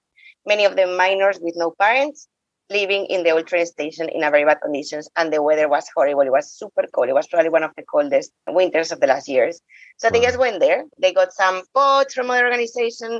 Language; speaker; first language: English; non-native, fluent; Spanish